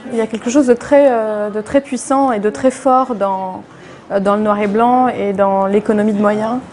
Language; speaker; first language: French; non-native, local second language; Arabic